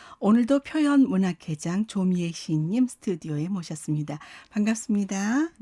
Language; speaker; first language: Korean; native; Korean